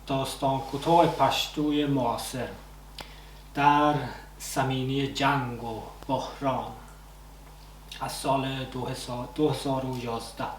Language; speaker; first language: Persian; non-native, fluent; Swedish